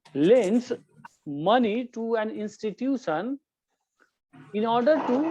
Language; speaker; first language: English; non-native, local second language; Nepali